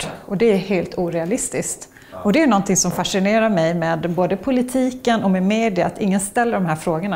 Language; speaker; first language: Swedish; native; Swedish